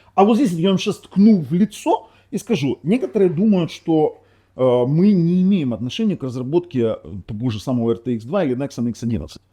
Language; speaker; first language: Russian; non-native, local second language; Ukrainian